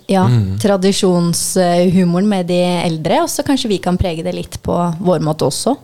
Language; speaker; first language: Norwegian; native; Norwegian